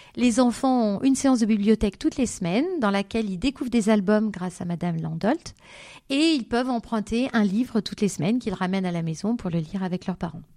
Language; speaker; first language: French; native; French